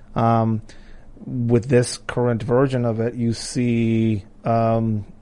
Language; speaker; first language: English; non-native, fluent; Spanish